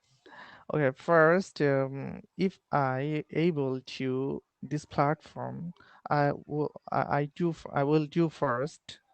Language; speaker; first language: English; non-native, learner; Bangla